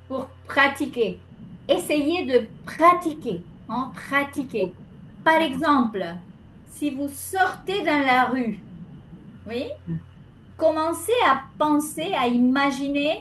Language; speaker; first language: French; non-native, fluent; Spanish